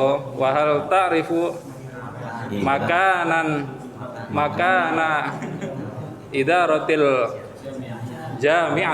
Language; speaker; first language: Arabic; non-native, learner; Indonesian